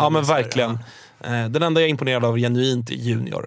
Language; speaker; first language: Swedish; native; Swedish